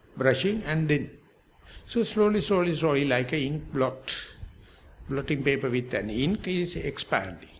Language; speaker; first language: English; non-native, local second language; Sinhala